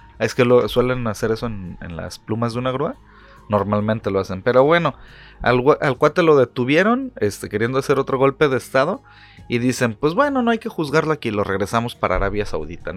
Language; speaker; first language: Spanish; native; Spanish